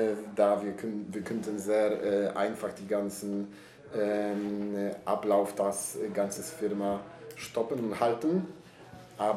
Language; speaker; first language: German; non-native, learner; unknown